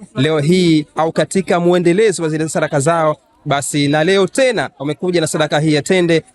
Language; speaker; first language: Swahili; native; Swahili